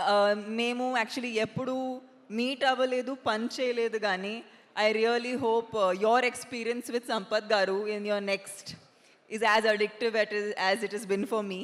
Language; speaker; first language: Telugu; non-native, fluent; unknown